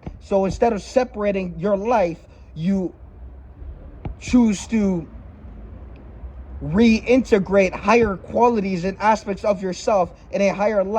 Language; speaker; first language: English; native; English